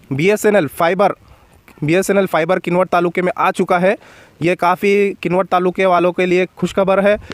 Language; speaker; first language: Hindi; non-native, local second language; Marathi